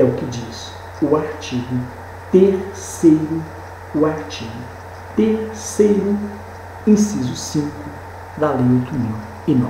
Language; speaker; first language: Portuguese; native; Portuguese